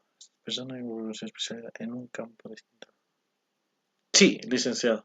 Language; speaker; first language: Spanish; native; Spanish